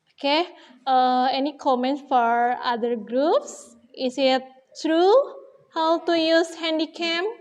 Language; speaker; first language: English; non-native, learner; Indonesian